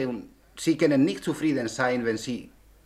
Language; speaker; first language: German; non-native, learner; Spanish